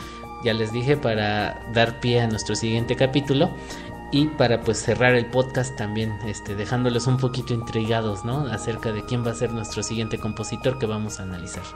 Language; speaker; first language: Spanish; native; Spanish